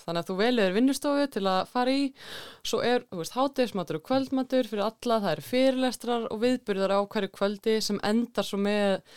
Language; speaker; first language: Icelandic; non-native, learner; Swedish